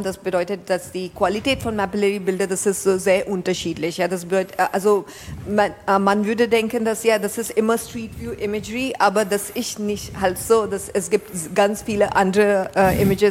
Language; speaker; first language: German; non-native, fluent; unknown